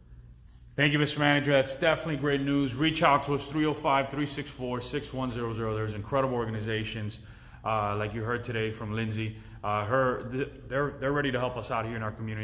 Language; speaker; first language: English; early bilingual, other home language; Spanish